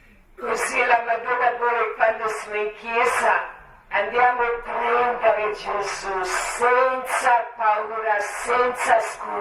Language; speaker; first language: Italian; non-native, learner; Croatian